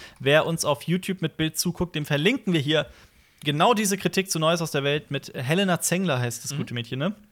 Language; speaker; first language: German; native; German